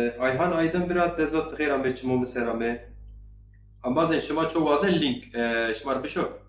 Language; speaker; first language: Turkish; non-native, local second language; Zaza